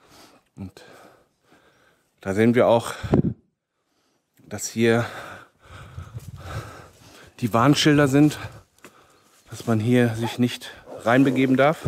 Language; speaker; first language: German; native; German